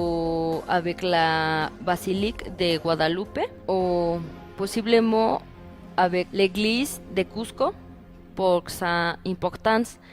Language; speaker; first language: French; non-native, learner; Spanish